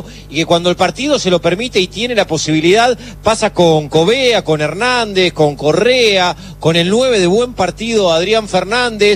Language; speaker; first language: Spanish; native; Spanish